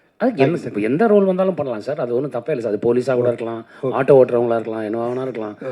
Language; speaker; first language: Tamil; native; Tamil